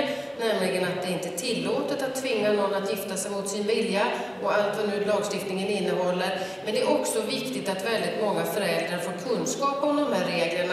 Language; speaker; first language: Swedish; native; Swedish